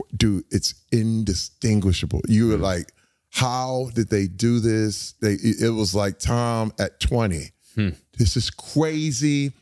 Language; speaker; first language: English; native; English